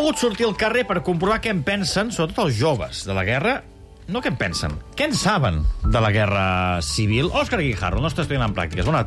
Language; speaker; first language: Catalan; native; Catalan